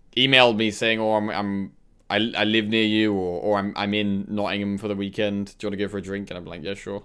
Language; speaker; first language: English; native; English